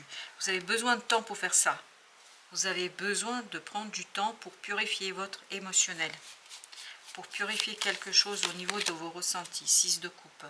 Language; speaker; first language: French; native; French